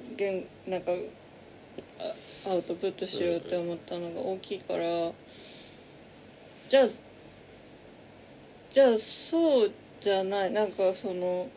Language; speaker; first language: Japanese; native; Japanese